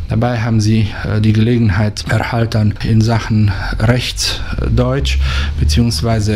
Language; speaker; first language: German; native; German